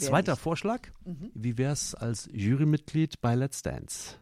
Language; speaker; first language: German; native; German